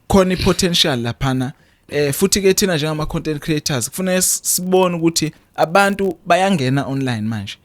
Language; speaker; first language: Zulu; native; Zulu